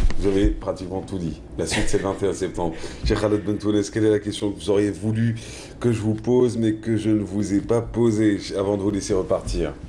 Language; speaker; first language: French; non-native, local second language; Arabic